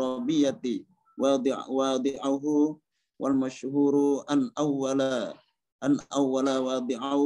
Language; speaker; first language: Arabic; non-native, learner; Malay